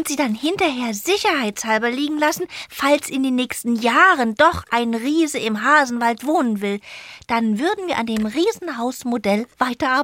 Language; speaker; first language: German; native; German